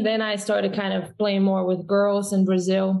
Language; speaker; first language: English; non-native, fluent; Portuguese